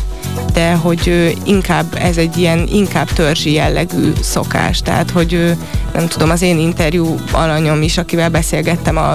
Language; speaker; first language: Hungarian; native; Hungarian